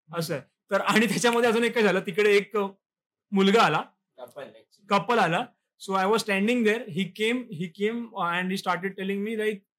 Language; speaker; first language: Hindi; non-native, local second language; Marathi